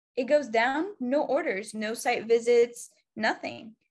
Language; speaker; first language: English; non-native, fluent; Arabic